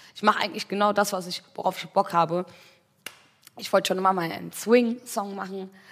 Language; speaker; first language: German; early bilingual, other home language; Tigrinya